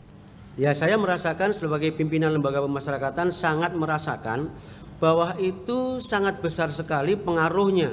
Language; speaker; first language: Indonesian; native; Indonesian